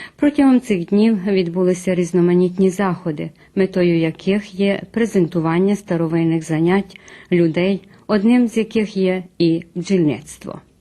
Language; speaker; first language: Ukrainian; early bilingual, heritage; Ukrainian